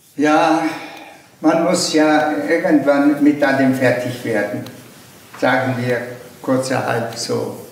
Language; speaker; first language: German; non-native, fluent; Tuvinian